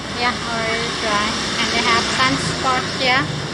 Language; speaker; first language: English; non-native, local second language; Thai